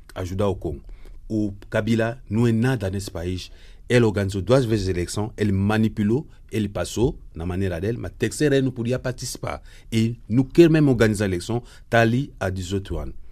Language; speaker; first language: Portuguese; non-native, learner; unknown